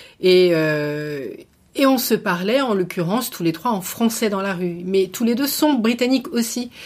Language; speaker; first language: French; native; French